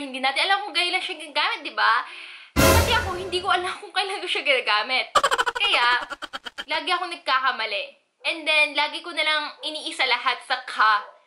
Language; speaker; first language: Filipino; early bilingual, other home language; Korean